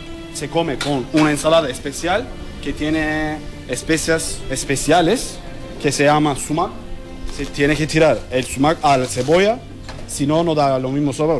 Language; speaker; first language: Spanish; non-native, learner; Turkish